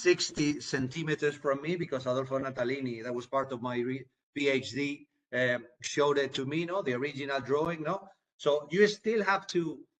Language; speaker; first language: English; non-native, fluent; Spanish